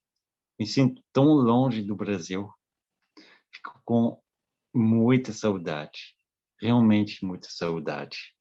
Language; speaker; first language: Portuguese; non-native, fluent; French